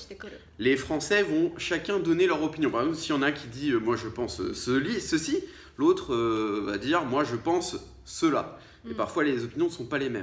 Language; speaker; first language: French; native; French